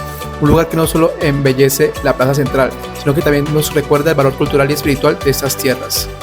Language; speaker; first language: Spanish; native; Spanish